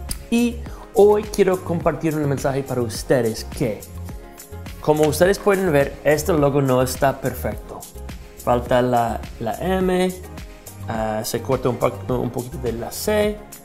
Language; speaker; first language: Spanish; non-native, fluent; English